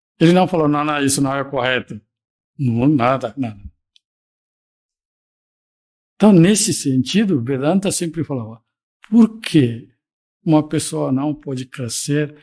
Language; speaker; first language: Portuguese; non-native, fluent; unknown